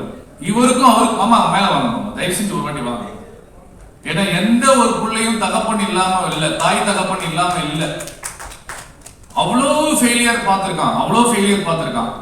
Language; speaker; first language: Tamil; native; Tamil